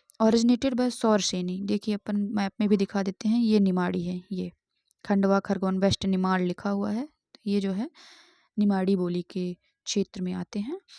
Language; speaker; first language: Hindi; native; Hindi